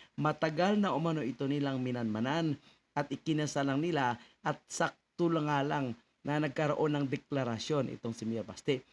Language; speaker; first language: Filipino; native; Filipino